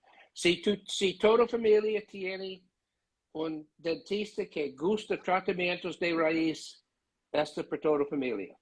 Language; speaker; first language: Spanish; non-native, learner; English